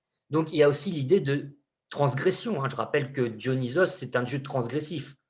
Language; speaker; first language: French; native; French